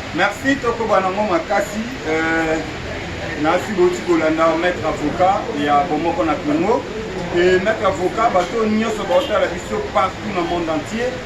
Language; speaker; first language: Lingala; native; Lingala